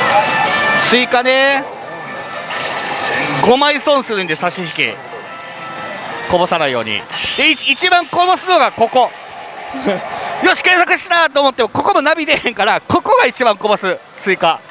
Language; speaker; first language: Japanese; native; Japanese